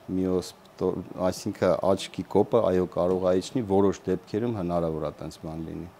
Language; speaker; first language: Armenian; native; Armenian